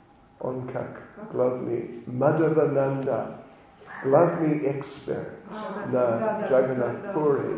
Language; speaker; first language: Russian; non-native, learner; English